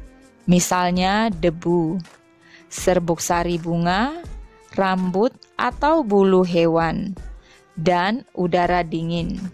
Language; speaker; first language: Indonesian; native; Indonesian